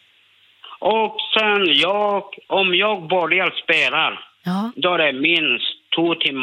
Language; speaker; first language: Swedish; non-native, learner; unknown